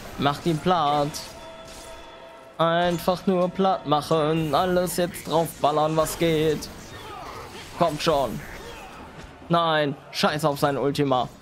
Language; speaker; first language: German; native; German